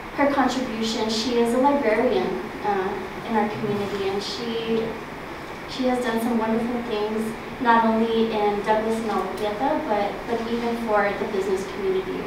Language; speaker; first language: English; native; English